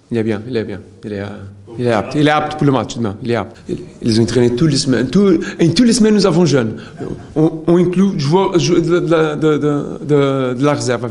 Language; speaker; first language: French; non-native, learner; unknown